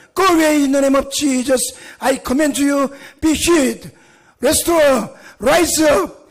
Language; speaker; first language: English; non-native, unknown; Korean